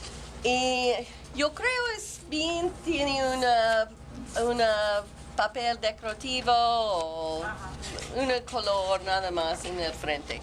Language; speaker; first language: Spanish; non-native, learner; English